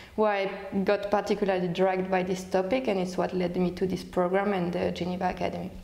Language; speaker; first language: English; non-native, fluent; French